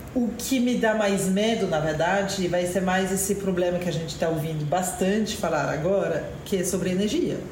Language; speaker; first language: Portuguese; non-native, fluent; French